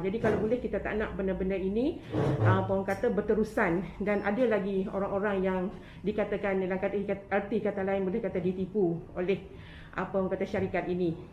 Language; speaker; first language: Malay; native; Malay